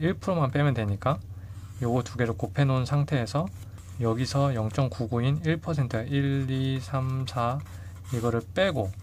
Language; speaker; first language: Korean; native; Korean